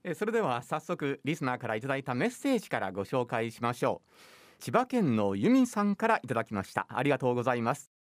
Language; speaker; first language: Japanese; native; Japanese